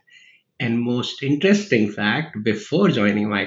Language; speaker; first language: English; non-native, local second language; Hindi